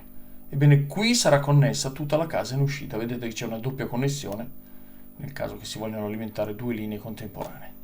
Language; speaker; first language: Italian; native; Italian